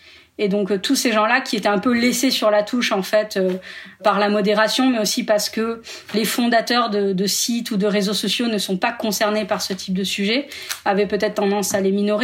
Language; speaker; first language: French; native; French